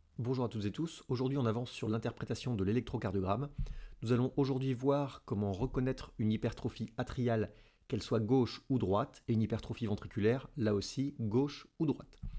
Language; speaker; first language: French; native; French